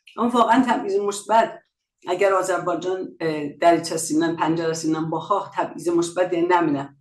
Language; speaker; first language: Azerbaijani; native; Azerbaijani